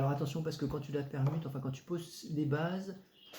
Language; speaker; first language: French; native; French